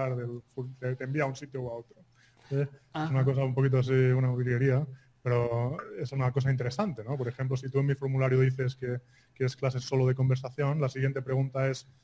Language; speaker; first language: Spanish; native; Spanish